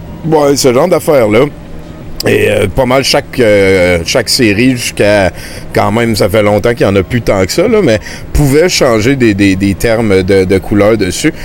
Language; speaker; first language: French; native; French